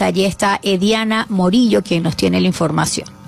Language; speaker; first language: Spanish; native; Spanish